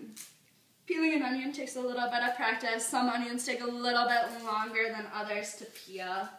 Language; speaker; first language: English; native; English